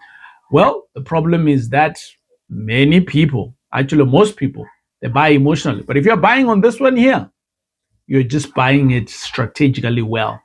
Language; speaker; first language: English; non-native, local second language; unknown